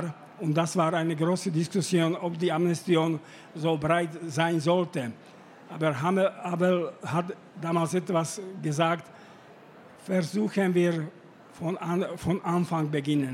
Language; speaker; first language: German; non-native, fluent; Slovak